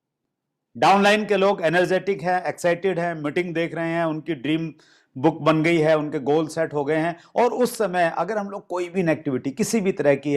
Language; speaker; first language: Hindi; native; Hindi